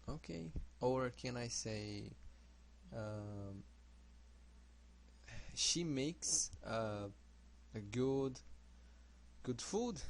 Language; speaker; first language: English; non-native, learner; Portuguese